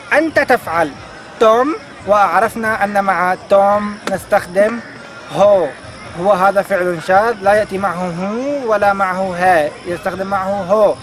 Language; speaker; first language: Arabic; native; Arabic